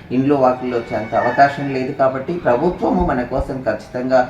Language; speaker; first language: Telugu; native; Telugu